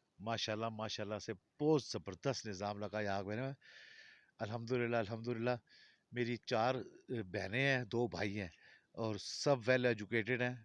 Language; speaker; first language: Urdu; non-native, local second language; Balti